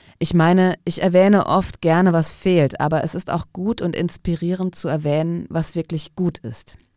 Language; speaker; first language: German; non-native, fluent; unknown